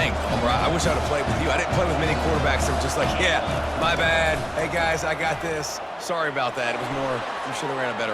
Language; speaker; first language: English; native; English